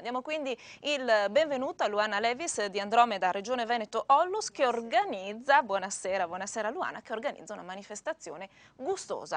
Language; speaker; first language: Italian; native; Italian